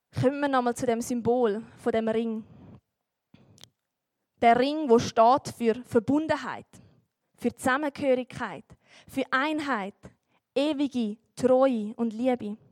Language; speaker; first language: German; native; German